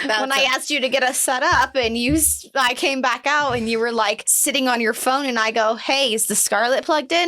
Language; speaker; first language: English; native; English